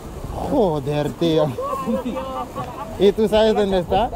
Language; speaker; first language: Spanish; non-native, fluent; Wolof